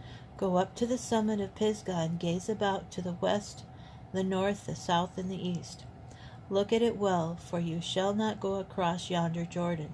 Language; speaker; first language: English; native; English